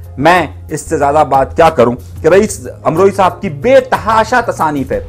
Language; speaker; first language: Urdu; native; Urdu